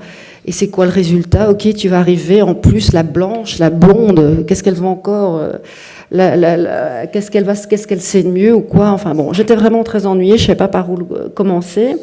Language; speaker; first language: French; native; French